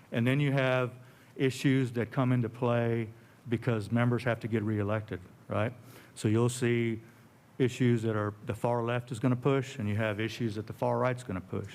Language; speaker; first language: English; native; English